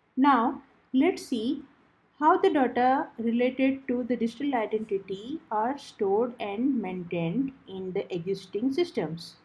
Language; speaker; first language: English; non-native, local second language; Odia